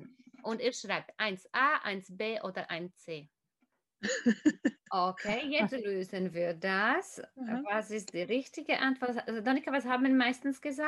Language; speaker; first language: German; non-native, fluent; Slovak